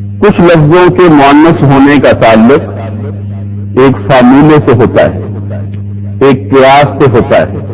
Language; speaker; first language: Urdu; non-native, local second language; Punjabi